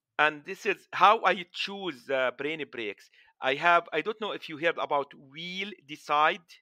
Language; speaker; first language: English; non-native, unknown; Arabic